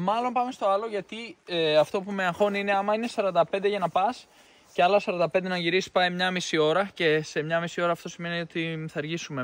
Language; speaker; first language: Greek; native; Greek